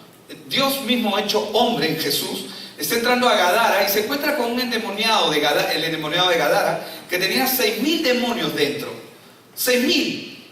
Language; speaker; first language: Spanish; native; Spanish